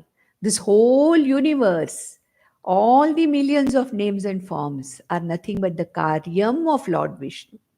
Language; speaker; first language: English; non-native, local second language; Konkani